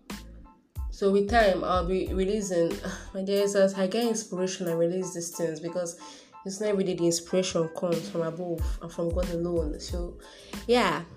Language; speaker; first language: English; non-native, local second language; Igbo